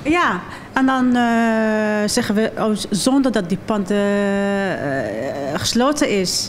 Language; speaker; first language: Dutch; non-native, learner; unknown